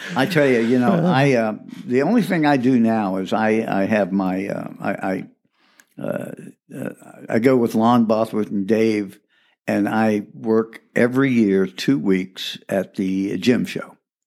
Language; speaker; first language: English; early bilingual, other home language; French